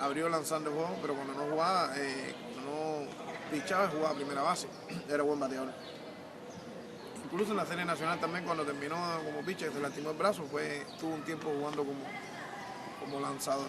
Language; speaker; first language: Spanish; native; Spanish